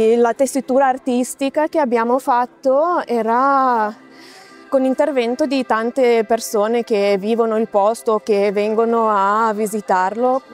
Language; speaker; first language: Italian; non-native, fluent; Lithuanian